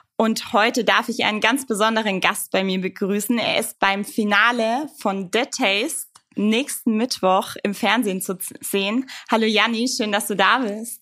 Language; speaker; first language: German; native; German